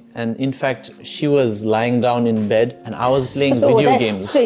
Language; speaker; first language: English; non-native, fluent; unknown